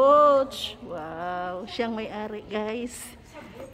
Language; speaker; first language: Filipino; native; Filipino